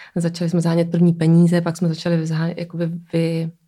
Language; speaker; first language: Czech; native; Czech